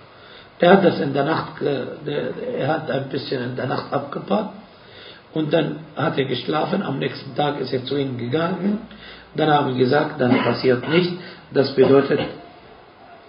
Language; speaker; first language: German; non-native, fluent; Arabic